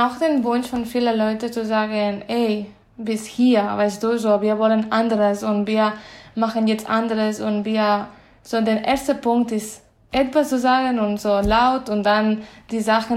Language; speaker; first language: German; non-native, fluent; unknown